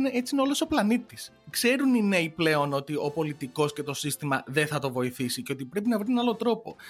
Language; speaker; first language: Greek; native; Greek